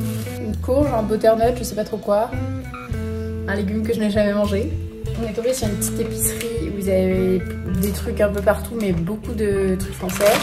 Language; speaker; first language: French; native; French